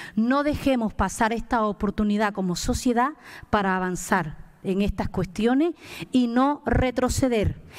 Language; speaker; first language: Spanish; native; Spanish